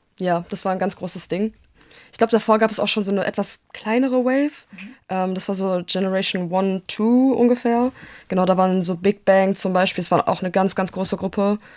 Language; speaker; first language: German; native; German